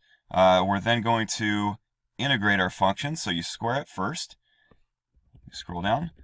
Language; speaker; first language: English; native; English